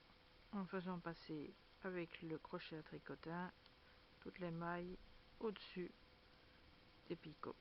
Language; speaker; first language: French; native; French